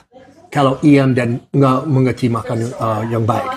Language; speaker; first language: Indonesian; non-native, learner; English